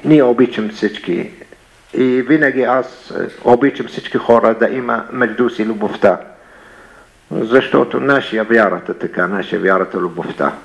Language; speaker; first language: Bulgarian; non-native, learner; Arabic